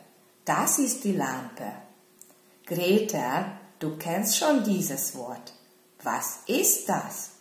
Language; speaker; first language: German; non-native, fluent; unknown